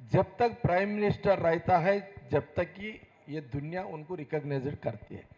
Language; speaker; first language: Hindi; non-native, local second language; Telugu